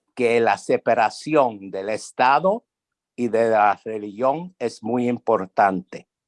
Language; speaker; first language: Spanish; early bilingual, heritage; Spanish